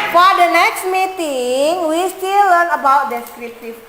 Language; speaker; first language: English; non-native, learner; Indonesian